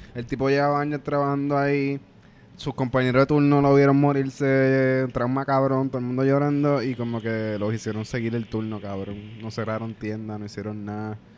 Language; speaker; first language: Spanish; native; Spanish